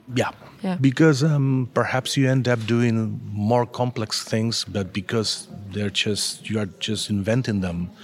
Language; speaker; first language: English; non-native, fluent; Spanish